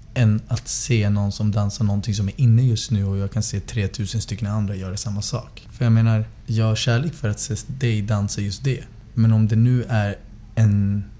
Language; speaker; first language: Swedish; native; Swedish